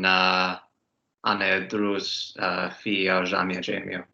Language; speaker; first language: Arabic; non-native, learner; English